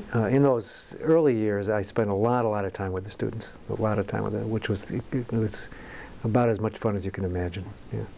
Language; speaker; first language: English; native; English